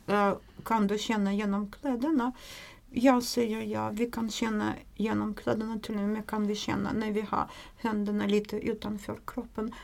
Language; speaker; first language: Swedish; non-native, fluent; Russian